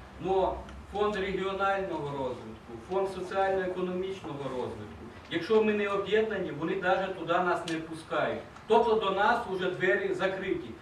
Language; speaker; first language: Ukrainian; native; Ukrainian